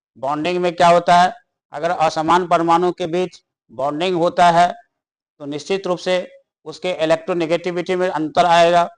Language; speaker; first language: Hindi; native; Hindi